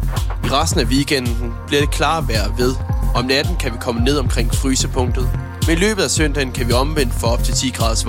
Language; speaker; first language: Danish; native; Danish